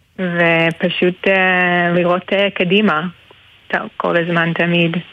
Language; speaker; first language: Hebrew; non-native, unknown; English